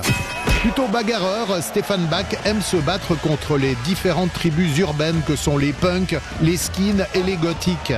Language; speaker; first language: French; native; French